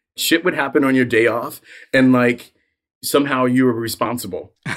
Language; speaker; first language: English; native; English